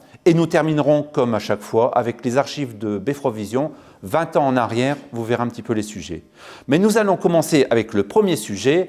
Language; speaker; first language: French; native; French